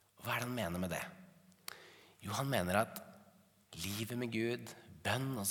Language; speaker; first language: Norwegian; native; Norwegian